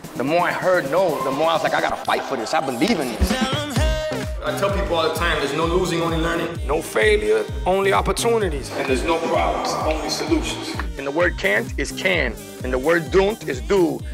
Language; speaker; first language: English; native; English